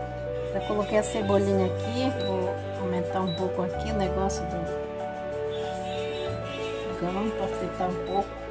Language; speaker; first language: Portuguese; native; Portuguese